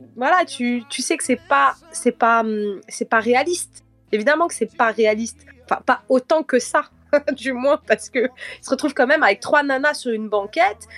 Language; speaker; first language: French; early bilingual, heritage; French